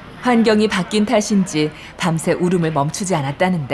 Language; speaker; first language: Korean; native; Korean